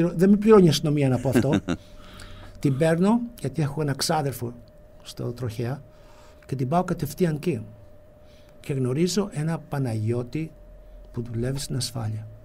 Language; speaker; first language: Greek; early bilingual, heritage; Greek